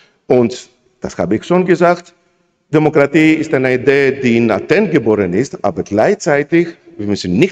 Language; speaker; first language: German; non-native, fluent; Greek